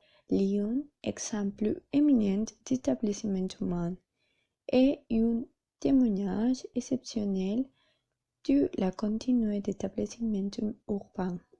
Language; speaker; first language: French; non-native, learner; Spanish